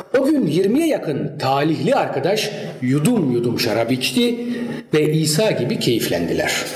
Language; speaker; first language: Turkish; early bilingual, heritage; Turkish